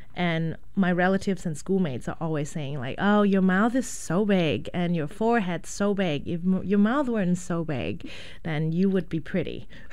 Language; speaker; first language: English; non-native, local second language; Cantonese